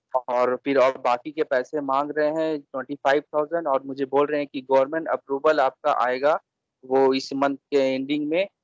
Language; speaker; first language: Hindi; native; Hindi